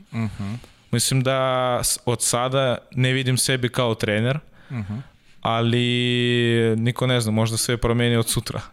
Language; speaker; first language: Serbian; non-native, learner; Russian